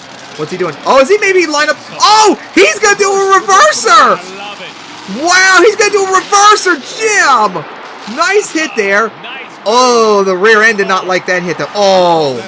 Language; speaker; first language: English; native; English